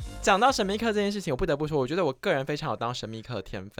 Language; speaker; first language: Chinese; native; Chinese